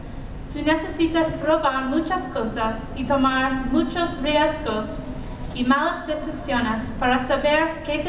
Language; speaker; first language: Spanish; non-native, learner; English